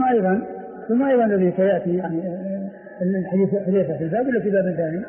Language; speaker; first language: Arabic; native; Arabic